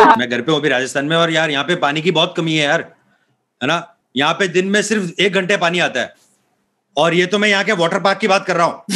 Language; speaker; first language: Hindi; native; Hindi